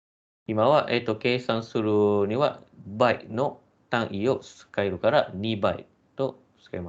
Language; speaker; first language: Japanese; non-native, fluent; Malay